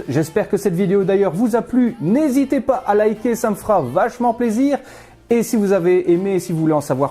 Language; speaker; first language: French; native; French